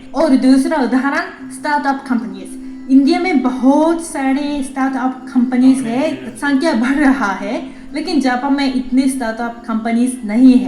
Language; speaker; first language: Hindi; non-native, fluent; Japanese